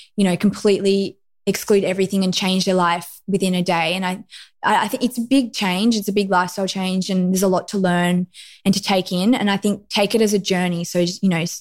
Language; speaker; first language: English; native; English